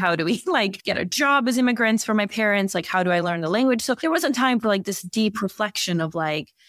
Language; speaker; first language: English; early bilingual, other home language; Bosnian